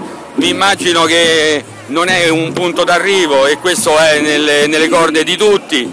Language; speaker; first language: Italian; native; Italian